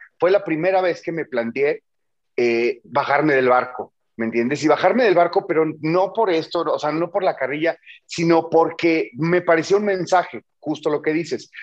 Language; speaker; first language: Spanish; native; Spanish